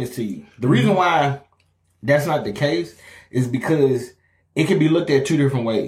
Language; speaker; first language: English; native; English